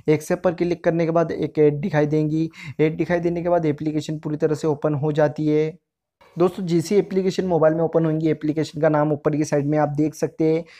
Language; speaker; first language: Hindi; native; Hindi